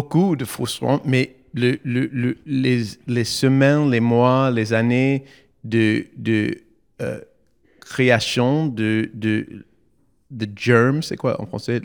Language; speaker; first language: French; non-native, learner; English